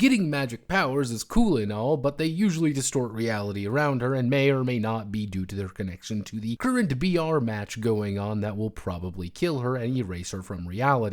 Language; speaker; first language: English; native; English